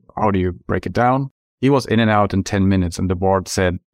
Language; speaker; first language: English; non-native, fluent; German